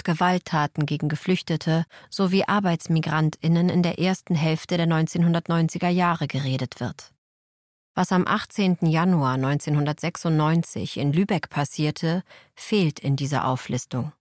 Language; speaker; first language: German; native; German